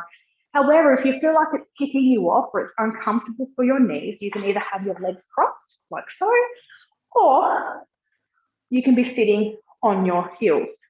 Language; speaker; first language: English; native; English